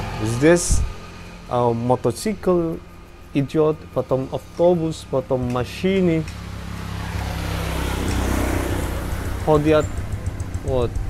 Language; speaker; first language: Russian; non-native, learner; Javanese